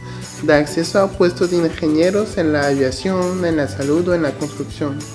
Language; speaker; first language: Spanish; non-native, learner; French